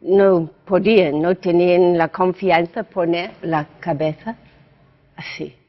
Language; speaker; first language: Spanish; non-native, fluent; English